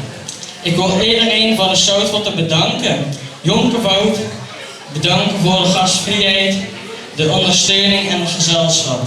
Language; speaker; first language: Dutch; native; Dutch